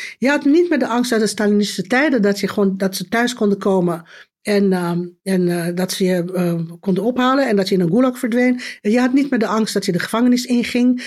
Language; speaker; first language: Dutch; non-native, fluent; Romanian